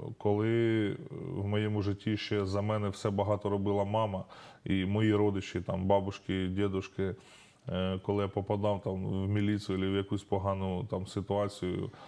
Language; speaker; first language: Ukrainian; non-native, local second language; Russian